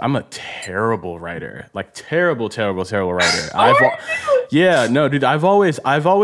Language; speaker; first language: English; early bilingual, other home language; Igbo